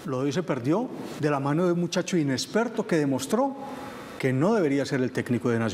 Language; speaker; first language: Spanish; native; Spanish